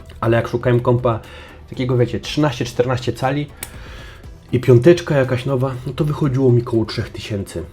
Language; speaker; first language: Polish; native; Polish